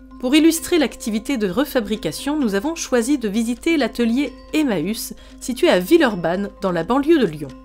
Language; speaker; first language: French; native; French